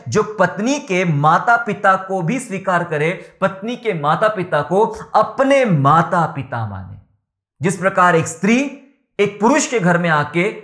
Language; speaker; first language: Hindi; non-native, local second language; Marathi